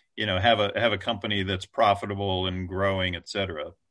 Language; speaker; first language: English; native; English